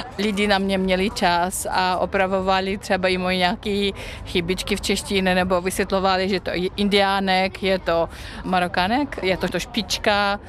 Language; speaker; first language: Czech; non-native, fluent; Russian